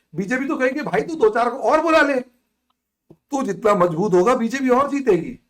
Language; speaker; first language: Hindi; native; Hindi